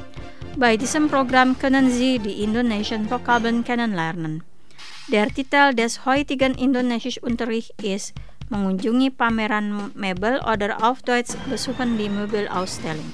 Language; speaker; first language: German; non-native, fluent; Indonesian